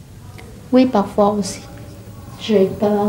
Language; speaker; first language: French; non-native, learner; Khmer